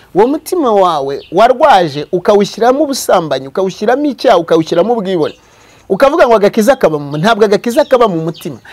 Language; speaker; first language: Kinyarwanda; native; Kinyarwanda